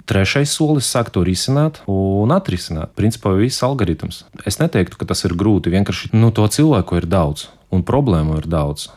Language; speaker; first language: Latvian; non-native, local second language; Russian